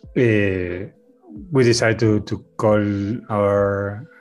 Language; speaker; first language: English; non-native, learner; Spanish